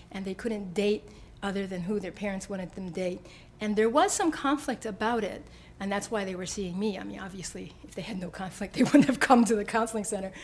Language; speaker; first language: English; native; English